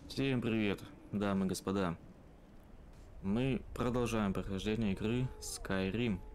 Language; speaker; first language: Russian; native; Russian